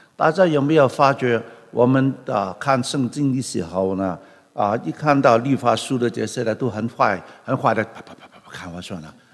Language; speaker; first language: Chinese; non-native, local second language; Cantonese